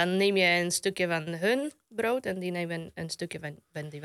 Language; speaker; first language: Dutch; non-native, fluent; Polish